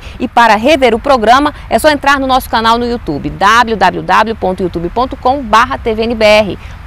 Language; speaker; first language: Portuguese; native; Portuguese